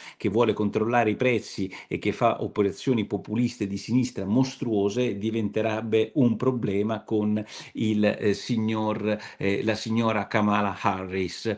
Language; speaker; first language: Italian; native; Italian